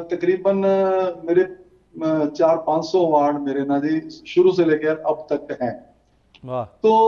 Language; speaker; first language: Hindi; native; Hindi